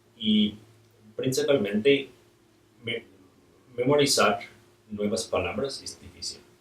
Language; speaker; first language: Spanish; non-native, learner; English